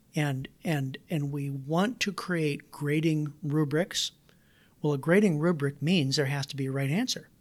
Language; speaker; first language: English; native; English